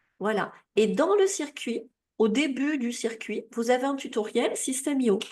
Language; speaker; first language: French; native; French